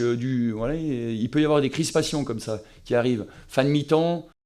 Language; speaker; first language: French; native; French